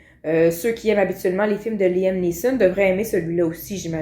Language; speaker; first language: French; native; French